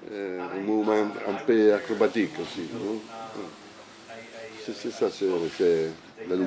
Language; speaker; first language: French; non-native, learner; Italian